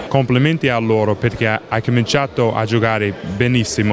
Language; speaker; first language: Italian; non-native, learner; English